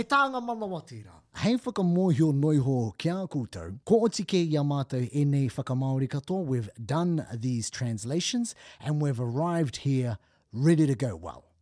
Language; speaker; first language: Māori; non-native, local second language; English